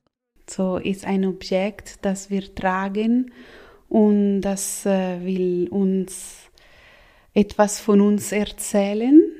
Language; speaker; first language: German; non-native, local second language; Italian